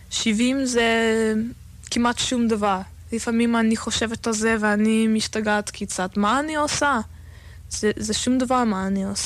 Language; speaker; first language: Hebrew; non-native, fluent; English